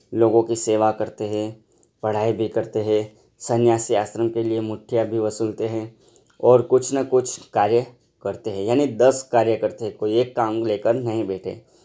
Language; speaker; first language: Hindi; non-native, local second language; Gujarati